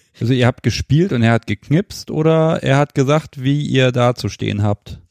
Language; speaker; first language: German; native; German